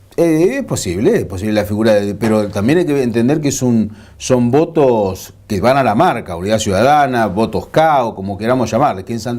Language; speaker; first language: Spanish; native; Spanish